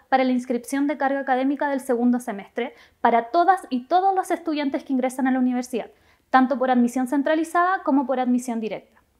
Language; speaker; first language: Spanish; native; Spanish